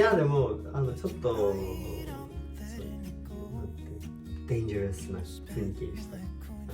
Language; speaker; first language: Japanese; non-native, fluent; Swedish